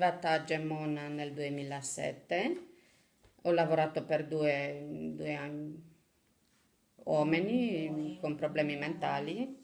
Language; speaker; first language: Italian; non-native, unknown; Romanian